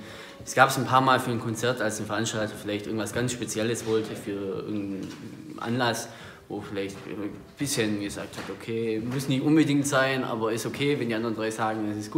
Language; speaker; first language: German; native; German